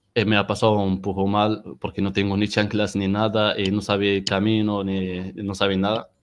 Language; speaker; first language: Spanish; non-native, learner; Arabic